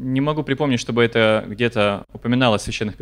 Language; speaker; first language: Russian; native; Russian